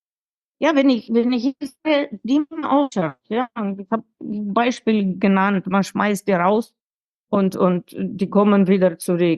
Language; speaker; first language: German; non-native, fluent; Slovenian